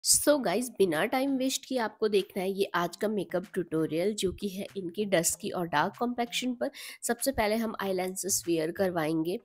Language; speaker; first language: Hindi; native; Hindi